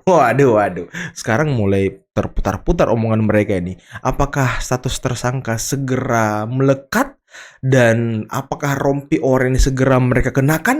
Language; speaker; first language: Indonesian; native; Indonesian